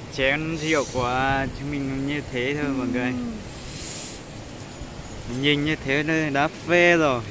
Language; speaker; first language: Vietnamese; non-native, local second language; Hmong